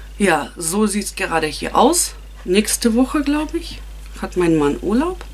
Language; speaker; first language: German; non-native, fluent; Russian